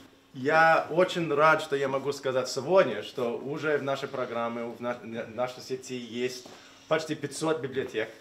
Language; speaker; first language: Russian; non-native, fluent; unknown